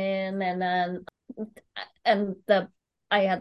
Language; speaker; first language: English; non-native, fluent; Chinese